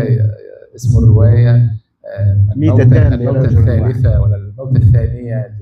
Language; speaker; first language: Arabic; native; Arabic